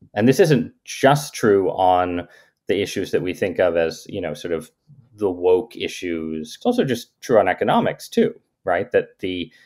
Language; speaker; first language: English; native; English